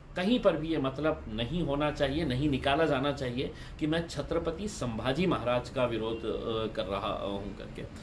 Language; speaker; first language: Hindi; non-native, local second language; Urdu